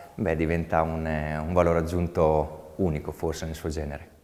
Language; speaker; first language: Italian; native; Italian